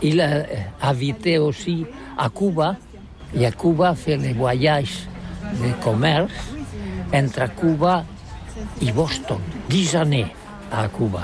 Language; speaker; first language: French; non-native, learner; Catalan